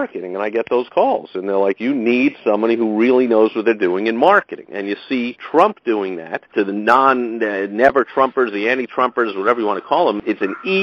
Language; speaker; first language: English; native; English